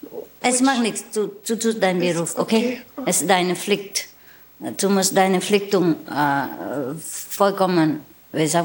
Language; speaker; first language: German; non-native, learner; Vietnamese